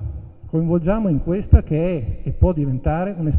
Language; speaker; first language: Italian; native; Italian